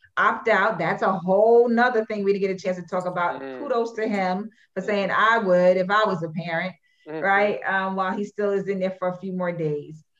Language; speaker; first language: English; native; English